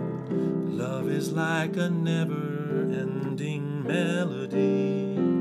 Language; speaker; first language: English; native; English